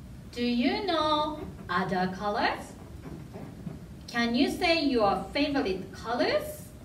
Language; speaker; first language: English; non-native, fluent; Japanese